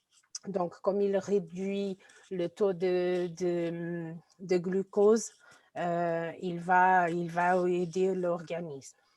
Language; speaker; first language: French; non-native, fluent; Portuguese